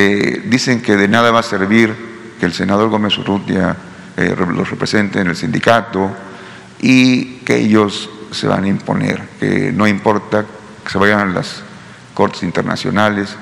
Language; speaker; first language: Spanish; native; Spanish